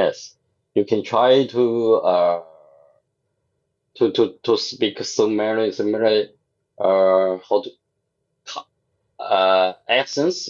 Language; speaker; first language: English; non-native, learner; Chinese